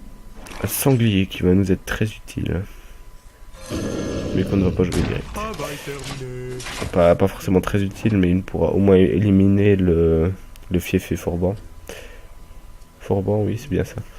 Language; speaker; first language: French; native; French